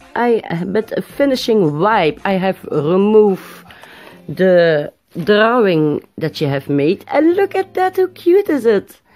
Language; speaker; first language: English; non-native, learner; Dutch